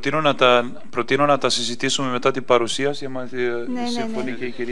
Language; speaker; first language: Greek; non-native, fluent; Romanian